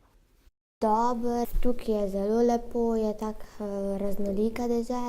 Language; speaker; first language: Slovenian; early bilingual, other home language; Albanian